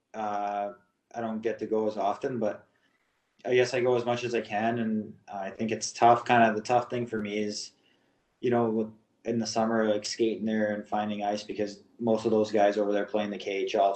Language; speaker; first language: English; non-native, fluent; Russian